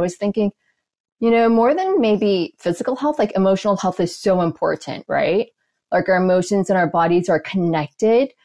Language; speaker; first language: English; native; English